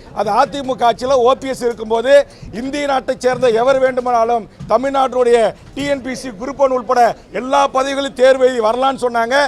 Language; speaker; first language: Tamil; native; Tamil